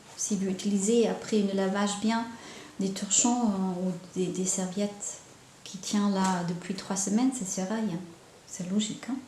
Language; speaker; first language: French; non-native, fluent; German